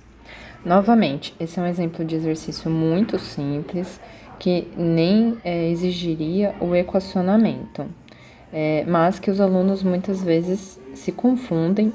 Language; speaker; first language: Portuguese; native; Portuguese